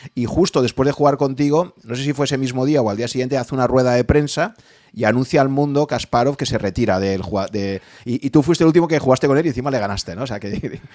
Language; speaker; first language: Spanish; native; Spanish